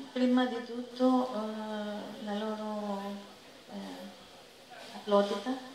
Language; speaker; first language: Italian; non-native, learner; Greek